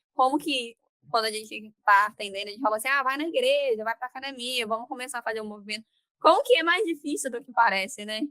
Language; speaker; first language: Portuguese; native; Portuguese